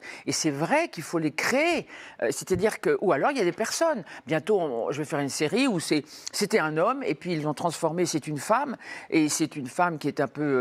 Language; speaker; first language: French; native; French